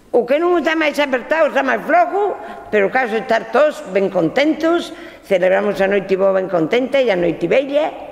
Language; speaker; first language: Galician; native; Galician